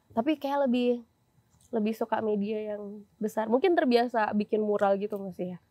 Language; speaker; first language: Indonesian; native; Indonesian